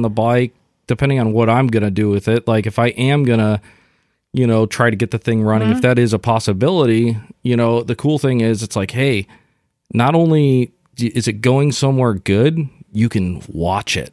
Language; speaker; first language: English; native; English